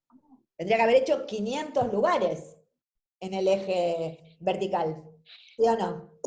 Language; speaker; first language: Spanish; native; Spanish